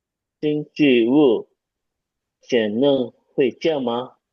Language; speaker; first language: Chinese; non-native, learner; Indonesian